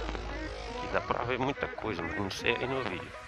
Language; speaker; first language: Portuguese; native; Portuguese